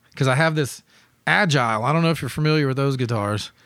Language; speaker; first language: English; native; English